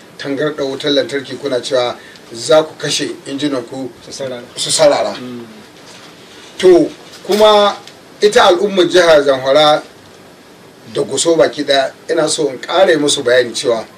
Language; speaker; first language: Hausa; native; Hausa